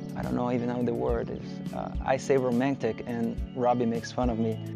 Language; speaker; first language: English; non-native, fluent; Portuguese